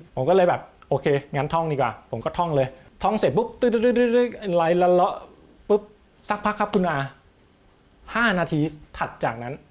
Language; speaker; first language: Thai; native; Thai